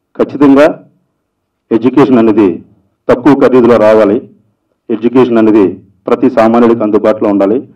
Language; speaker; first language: Telugu; native; Telugu